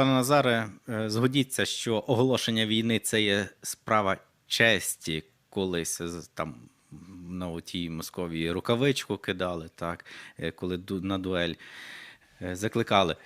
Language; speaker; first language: Ukrainian; native; Ukrainian